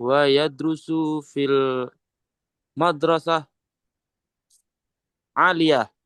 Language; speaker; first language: Arabic; non-native, learner; Indonesian